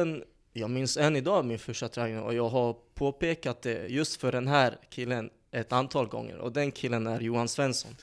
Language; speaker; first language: Swedish; early bilingual, other home language; Bosnian